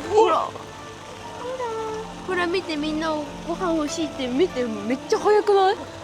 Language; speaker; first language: Japanese; native; Japanese